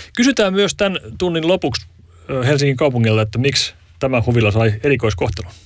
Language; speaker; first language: Finnish; native; Finnish